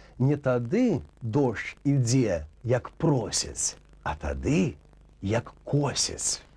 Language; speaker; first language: Belarusian; native; Belarusian